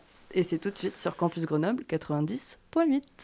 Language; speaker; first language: French; native; French